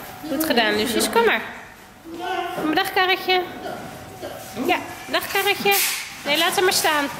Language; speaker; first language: Dutch; native; Dutch